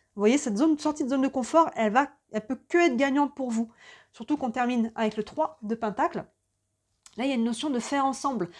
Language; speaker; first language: French; native; French